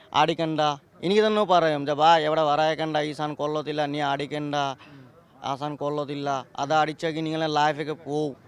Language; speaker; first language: Malayalam; non-native, local second language; Bangla